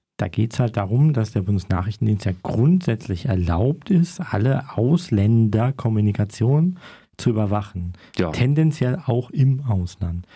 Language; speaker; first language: German; native; German